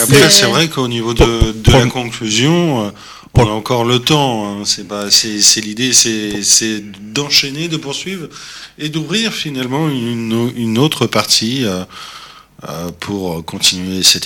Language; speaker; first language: French; native; French